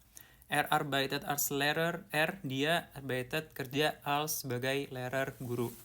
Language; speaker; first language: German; non-native, fluent; Indonesian